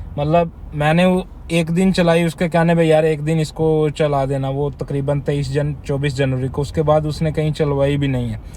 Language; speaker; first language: Urdu; non-native, local second language; Punjabi